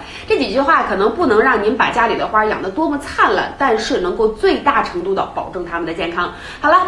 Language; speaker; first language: Chinese; native; Chinese